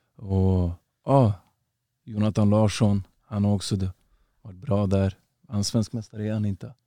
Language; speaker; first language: Swedish; early bilingual, other home language; Uzbek